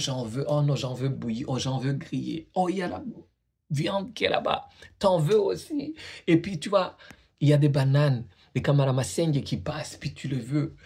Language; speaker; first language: French; native; French